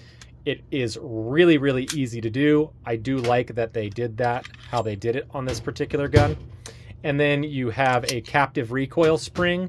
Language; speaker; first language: English; native; English